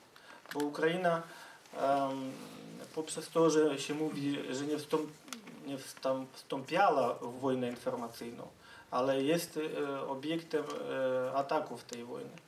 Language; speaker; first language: Polish; non-native, fluent; Ukrainian